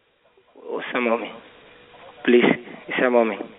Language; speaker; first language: English; non-native, learner; Spanish